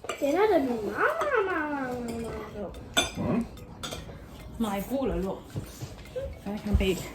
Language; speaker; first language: Danish; early bilingual, heritage; Thai